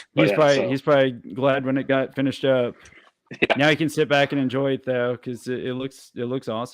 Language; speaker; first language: English; native; English